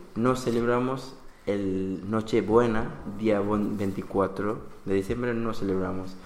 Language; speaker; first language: Spanish; non-native, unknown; Bangla